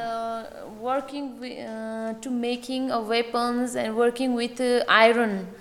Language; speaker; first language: English; non-native, fluent; Nepali